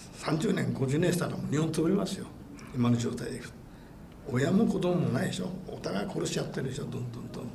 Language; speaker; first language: Japanese; non-native, fluent; English